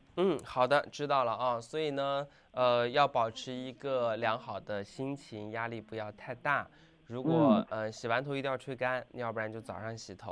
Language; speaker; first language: Chinese; native; Chinese